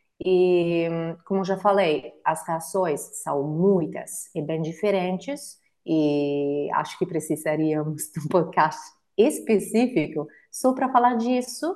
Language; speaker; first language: Portuguese; non-native, fluent; Italian